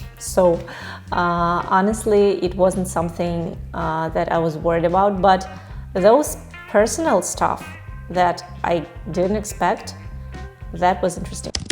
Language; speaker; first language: English; non-native, fluent; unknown